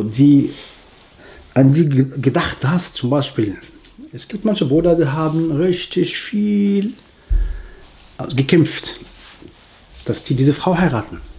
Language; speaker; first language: German; non-native, learner; Arabic